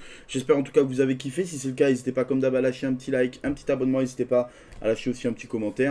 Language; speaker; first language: French; native; French